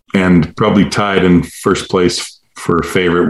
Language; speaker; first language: English; native; English